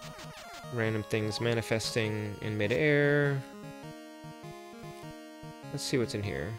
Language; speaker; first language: English; native; English